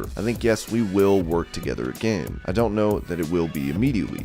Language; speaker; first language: English; native; English